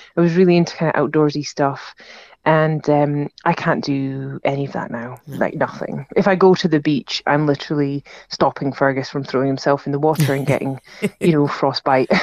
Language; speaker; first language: English; native; English